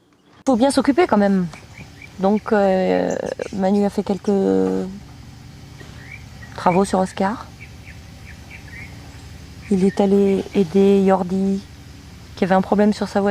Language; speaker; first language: French; native; French